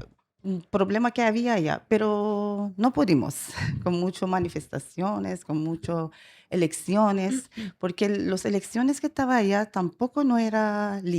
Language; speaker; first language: Spanish; non-native, learner; Persian